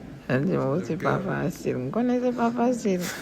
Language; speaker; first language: French; non-native, local second language; Haitian Creole